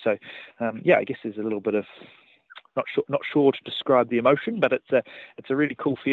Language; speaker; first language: English; native; English